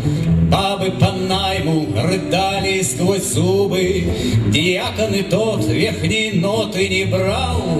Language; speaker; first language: Russian; native; Russian